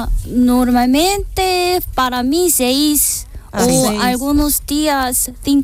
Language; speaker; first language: Spanish; non-native, learner; Korean